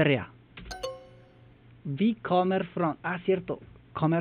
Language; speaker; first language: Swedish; non-native, learner; Spanish